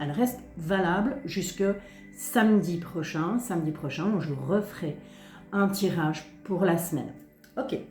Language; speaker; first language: French; native; French